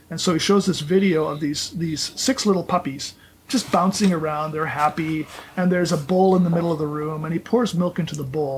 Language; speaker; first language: English; native; English